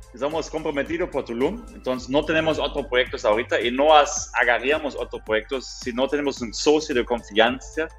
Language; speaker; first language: Spanish; non-native, fluent; German